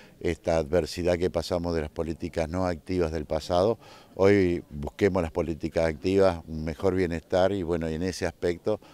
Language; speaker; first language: Spanish; native; Spanish